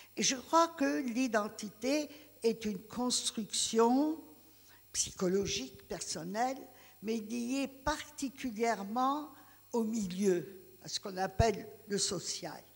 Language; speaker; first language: French; non-native, local second language; Greek